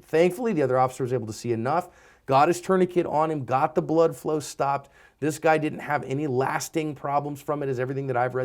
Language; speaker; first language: English; native; English